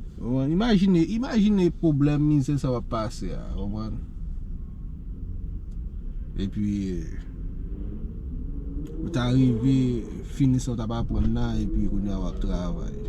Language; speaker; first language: French; non-native, learner; Haitian Creole